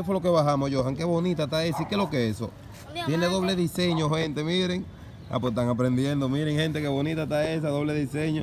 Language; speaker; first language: Spanish; native; Spanish